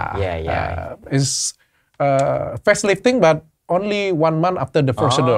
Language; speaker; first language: English; non-native, learner; Indonesian